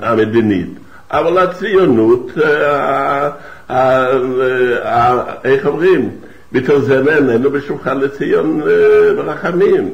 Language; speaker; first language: Hebrew; non-native, fluent; Yiddish